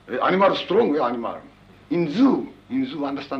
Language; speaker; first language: English; non-native, learner; Japanese